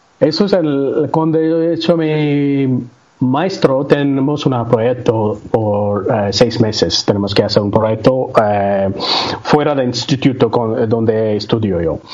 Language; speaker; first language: Spanish; non-native, learner; Tamil